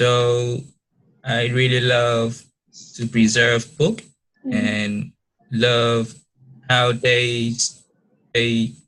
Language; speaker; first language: English; non-native, learner; Vietnamese